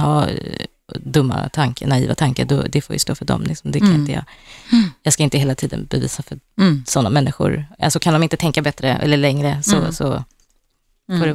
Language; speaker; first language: Swedish; native; Swedish